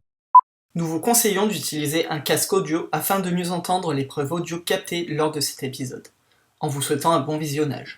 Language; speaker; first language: French; native; French